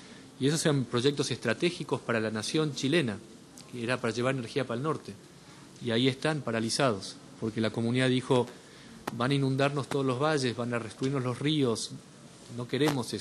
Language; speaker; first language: Spanish; native; Spanish